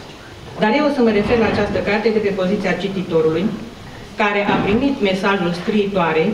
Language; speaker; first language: Romanian; native; Romanian